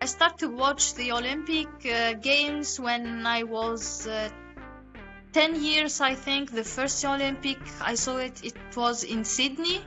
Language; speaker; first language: English; non-native, learner; Arabic